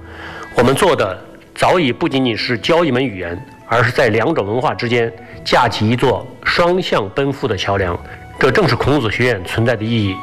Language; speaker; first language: Chinese; native; Chinese